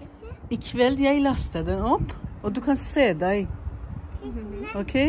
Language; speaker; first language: Norwegian; non-native, learner; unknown